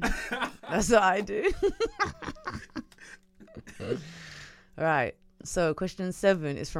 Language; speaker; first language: English; native; English